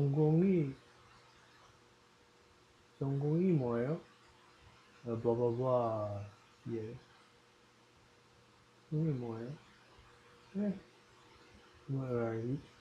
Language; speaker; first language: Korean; non-native, learner; Dutch